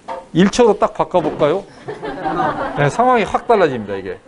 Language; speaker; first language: Korean; native; Korean